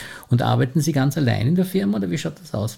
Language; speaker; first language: German; native; German